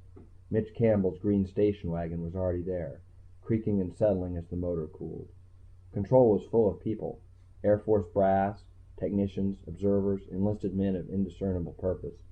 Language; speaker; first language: English; native; English